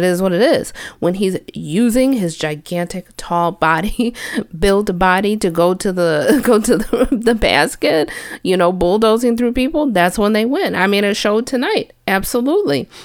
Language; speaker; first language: English; native; English